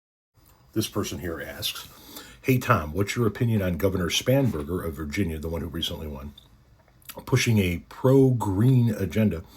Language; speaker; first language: English; native; English